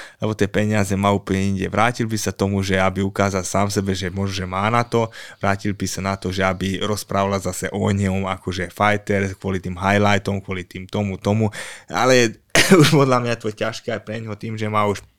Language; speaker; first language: Slovak; non-native, local second language; Hungarian